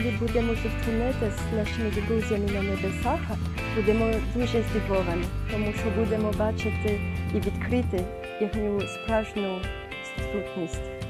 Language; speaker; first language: Ukrainian; non-native, fluent; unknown